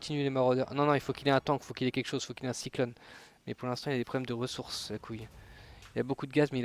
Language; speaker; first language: French; native; French